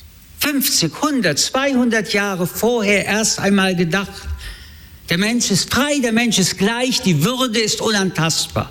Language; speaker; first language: German; early bilingual, other home language; French